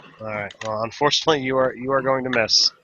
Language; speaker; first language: English; native; English